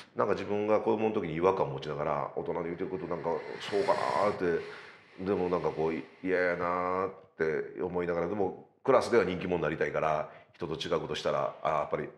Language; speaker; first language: Japanese; native; Japanese